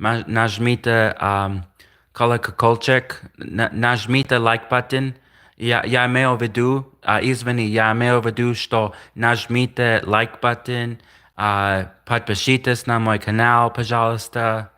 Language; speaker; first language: Russian; non-native, learner; English